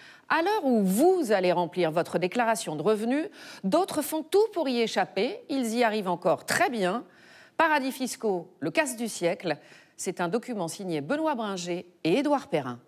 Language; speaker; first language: French; native; French